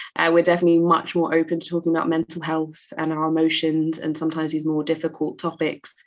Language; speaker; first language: English; native; English